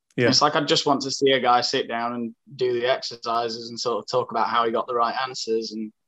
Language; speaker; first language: English; native; English